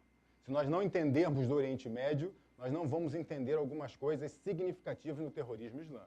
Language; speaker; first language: Portuguese; native; Portuguese